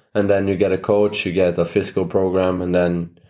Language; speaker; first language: English; non-native, fluent; Norwegian